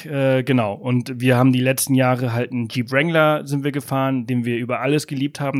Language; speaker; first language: German; native; German